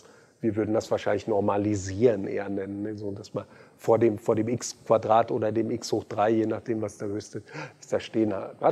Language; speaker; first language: German; native; German